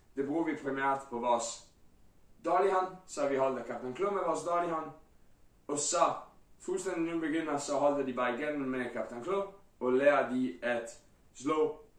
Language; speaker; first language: Danish; non-native, fluent; Spanish